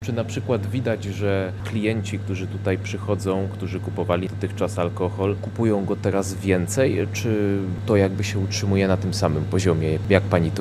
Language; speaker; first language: Polish; native; Polish